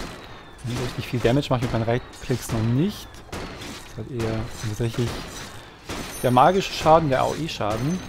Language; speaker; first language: German; native; German